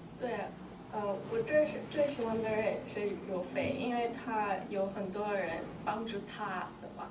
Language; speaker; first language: Chinese; non-native, learner; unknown